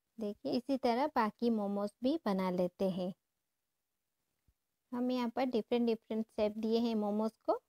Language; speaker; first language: Hindi; non-native, local second language; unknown